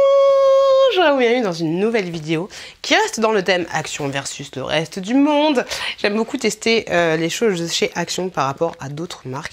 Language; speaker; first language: French; native; French